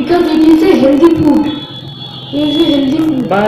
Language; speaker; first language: English; non-native, learner; Bangla